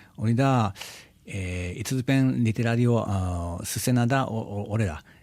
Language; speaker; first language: Basque; non-native, fluent; Japanese